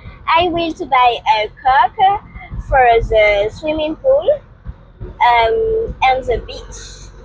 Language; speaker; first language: English; non-native, learner; French